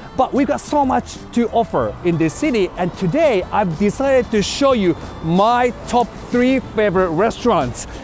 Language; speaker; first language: English; non-native, fluent; Japanese